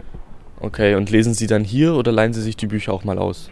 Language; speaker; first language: German; native; German